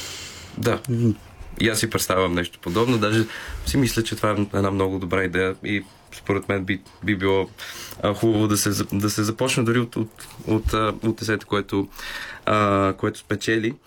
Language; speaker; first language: Bulgarian; native; Bulgarian